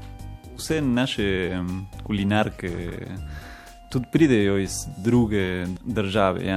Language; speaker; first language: Slovenian; non-native, learner; Spanish